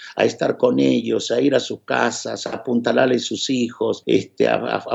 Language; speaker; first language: Spanish; native; Spanish